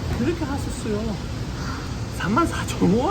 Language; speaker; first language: Korean; non-native, learner; Hungarian